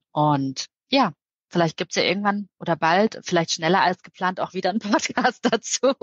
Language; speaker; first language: German; native; German